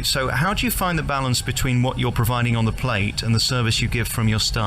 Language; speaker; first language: English; native; English